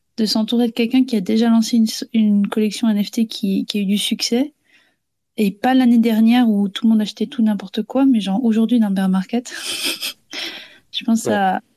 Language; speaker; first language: French; native; French